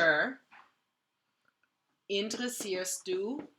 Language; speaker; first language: German; non-native, fluent; English